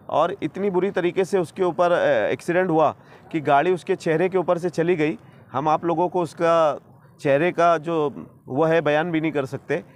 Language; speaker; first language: Hindi; non-native, local second language; Urdu